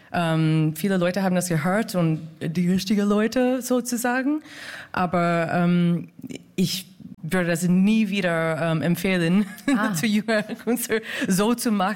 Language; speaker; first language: German; non-native, fluent; English